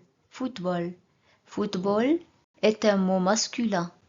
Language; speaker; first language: French; non-native, local second language; Arabic